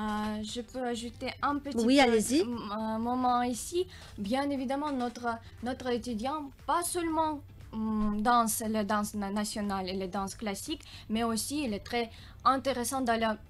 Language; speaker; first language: French; non-native, learner; Russian